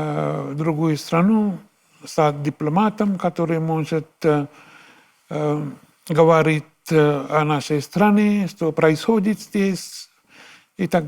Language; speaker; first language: Russian; non-native, fluent; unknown